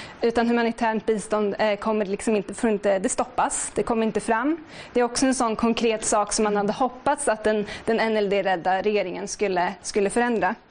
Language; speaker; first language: Swedish; native; Swedish